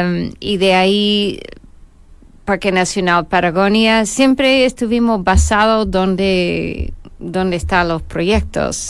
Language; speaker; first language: Spanish; non-native, fluent; English